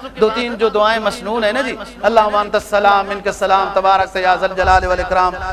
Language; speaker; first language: Urdu; non-native, local second language; Punjabi